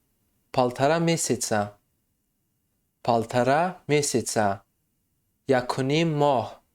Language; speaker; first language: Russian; non-native, fluent; Tajik